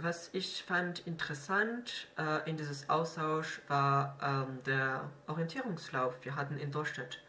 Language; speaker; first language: German; non-native, fluent; French